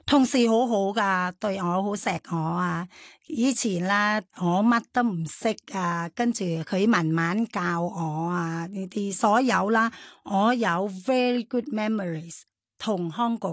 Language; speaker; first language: Chinese; non-native, fluent; Thai